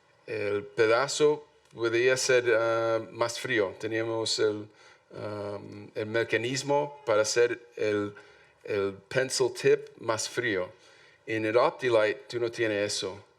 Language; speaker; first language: Spanish; non-native, learner; English